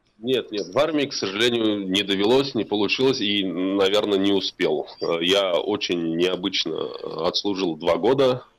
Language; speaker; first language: Russian; non-native, local second language; Tatar